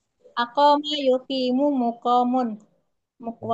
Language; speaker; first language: Arabic; non-native, learner; Indonesian